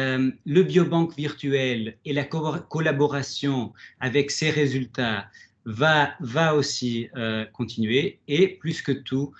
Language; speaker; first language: French; non-native, fluent; Portuguese